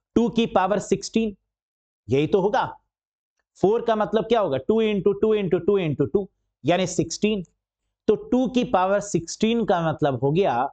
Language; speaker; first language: Hindi; native; Hindi